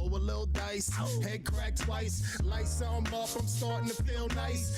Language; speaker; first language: English; native; English